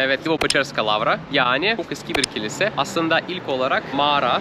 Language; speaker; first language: Turkish; non-native, fluent; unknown